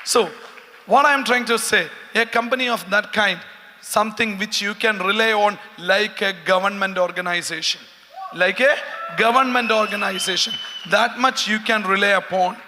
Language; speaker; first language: English; non-native, local second language; Malayalam